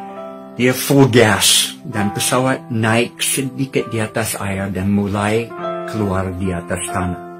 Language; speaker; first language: Indonesian; non-native, fluent; English